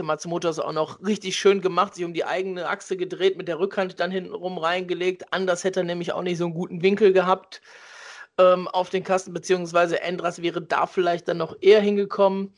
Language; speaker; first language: German; native; German